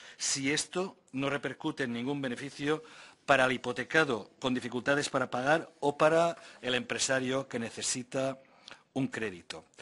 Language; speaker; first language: Spanish; non-native, local second language; Catalan